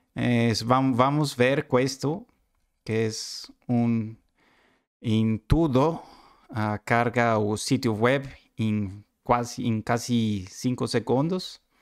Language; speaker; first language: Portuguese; non-native, learner; Spanish